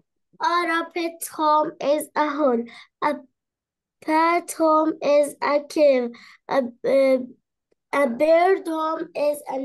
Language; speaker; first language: English; non-native, learner; Arabic